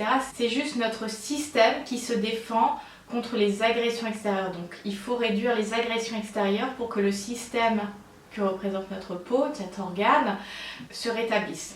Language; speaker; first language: French; native; French